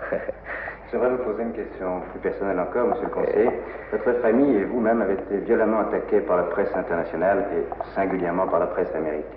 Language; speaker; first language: French; native; French